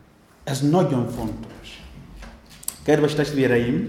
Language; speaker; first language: Hungarian; non-native, fluent; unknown